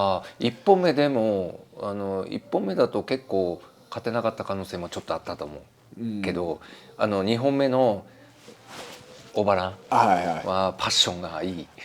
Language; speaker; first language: Japanese; native; Japanese